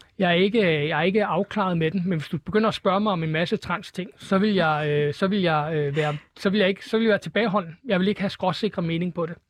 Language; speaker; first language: Danish; native; Danish